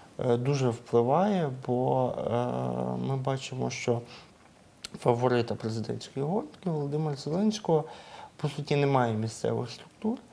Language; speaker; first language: Ukrainian; native; Ukrainian